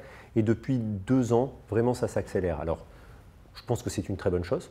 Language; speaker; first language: French; native; French